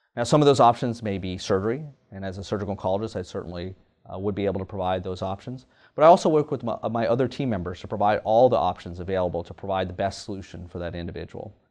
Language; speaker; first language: English; native; English